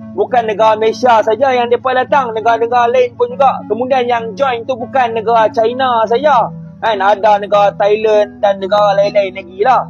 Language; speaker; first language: Malay; native; Malay